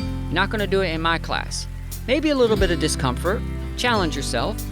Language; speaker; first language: English; native; English